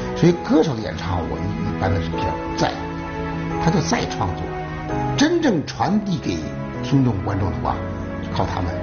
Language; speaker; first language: Chinese; native; Chinese